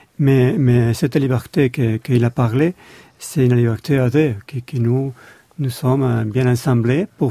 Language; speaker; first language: French; non-native, learner; Spanish